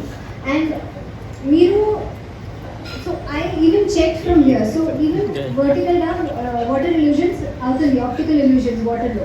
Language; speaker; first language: Telugu; non-native, learner; Hindi